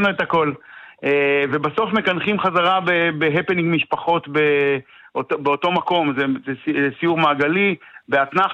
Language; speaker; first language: Hebrew; native; Hebrew